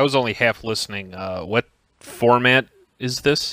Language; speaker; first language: English; native; English